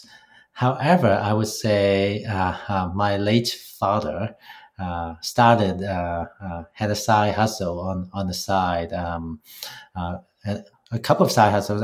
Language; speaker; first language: English; non-native, local second language; Cantonese